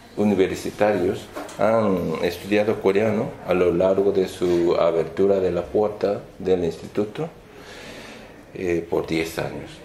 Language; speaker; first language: Spanish; non-native, fluent; Korean